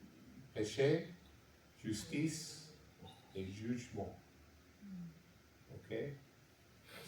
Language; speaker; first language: French; non-native, learner; English